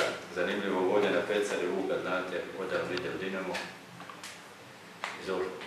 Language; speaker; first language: Croatian; native; Croatian